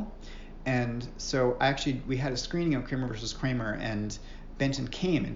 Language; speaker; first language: English; native; English